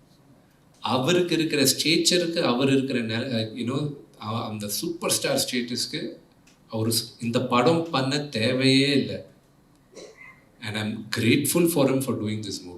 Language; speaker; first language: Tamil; non-native, local second language; Telugu